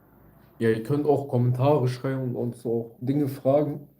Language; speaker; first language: German; early bilingual, other home language; Kurdish